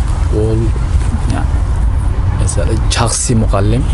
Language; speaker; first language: Kazakh; non-native, learner; Somali